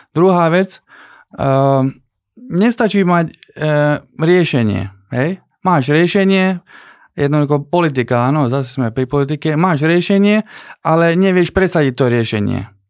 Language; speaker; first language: Slovak; non-native, local second language; Hungarian